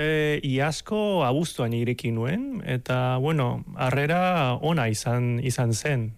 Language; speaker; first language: Basque; non-native, local second language; Spanish